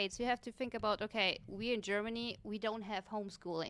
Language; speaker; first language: English; non-native, fluent; German